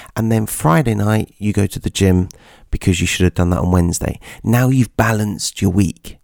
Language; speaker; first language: English; native; English